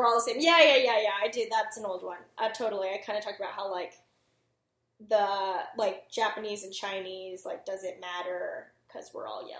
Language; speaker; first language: English; native; English